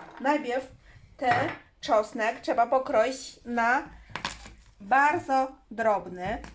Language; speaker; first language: Polish; non-native, learner; Chinese